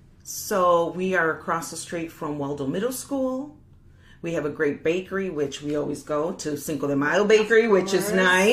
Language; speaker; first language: English; early bilingual, other home language; Spanish